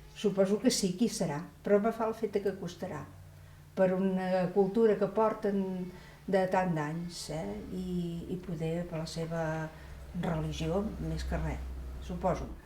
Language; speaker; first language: Catalan; native; Catalan